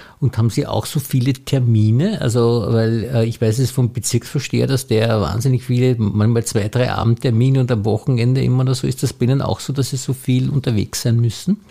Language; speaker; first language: German; native; German